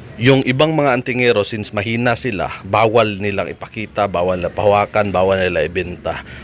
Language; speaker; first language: Filipino; native; Filipino